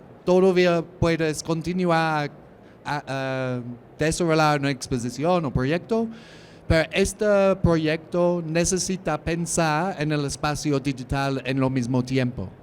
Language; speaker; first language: Spanish; non-native, learner; English